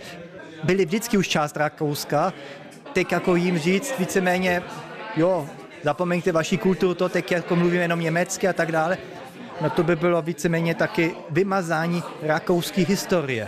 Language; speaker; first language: Czech; early bilingual, heritage; Czech